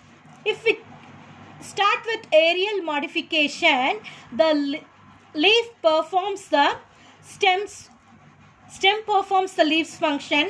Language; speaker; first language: English; non-native, local second language; Tamil